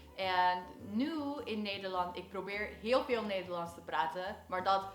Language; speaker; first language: Dutch; non-native, learner; English